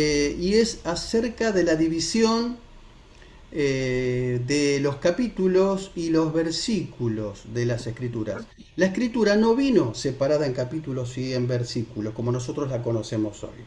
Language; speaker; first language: Spanish; native; Spanish